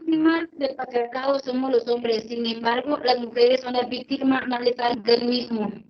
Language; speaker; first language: Spanish; native; Spanish